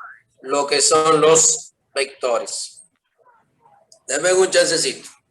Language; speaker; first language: Spanish; native; Spanish